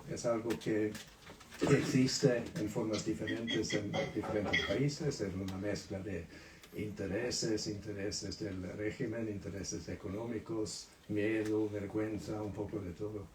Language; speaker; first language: Spanish; non-native, fluent; Swedish